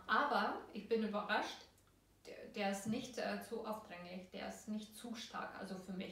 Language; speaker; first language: German; non-native, fluent; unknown